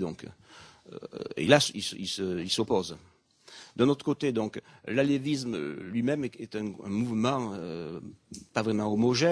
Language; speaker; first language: French; native; French